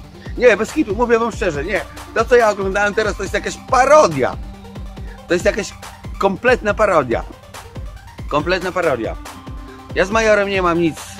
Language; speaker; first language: Polish; native; Polish